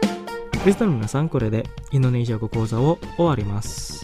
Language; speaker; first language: Japanese; non-native, fluent; Indonesian